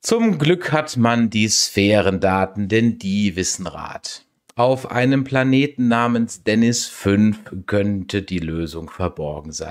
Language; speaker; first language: German; native; German